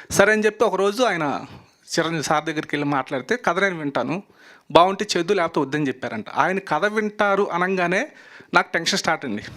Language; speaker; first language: Telugu; native; Telugu